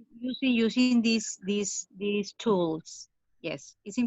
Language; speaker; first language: English; non-native, fluent; Spanish